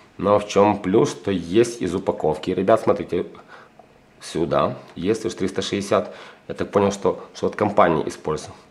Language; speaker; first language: Russian; non-native, local second language; Ukrainian